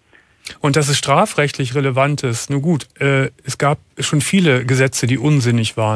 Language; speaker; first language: German; native; German